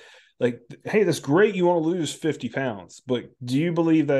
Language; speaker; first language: English; native; English